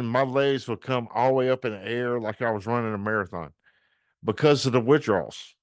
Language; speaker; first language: English; native; English